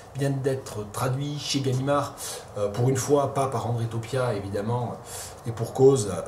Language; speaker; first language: French; native; French